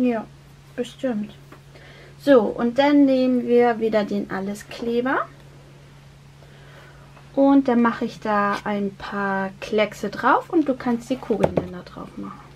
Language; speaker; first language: German; native; German